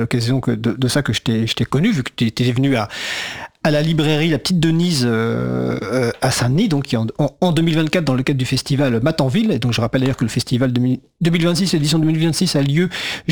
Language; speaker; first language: French; native; French